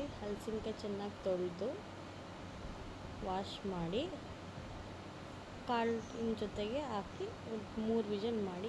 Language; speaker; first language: Kannada; native; Kannada